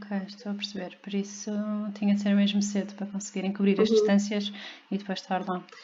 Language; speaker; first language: Portuguese; native; Portuguese